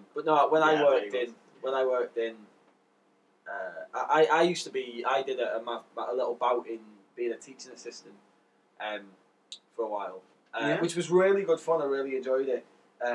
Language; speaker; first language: English; native; English